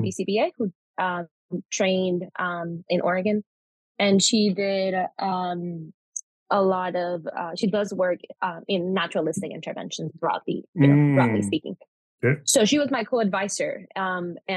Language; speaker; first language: English; non-native, fluent; Spanish